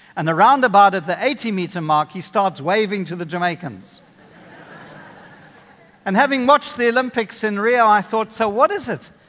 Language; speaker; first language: English; native; English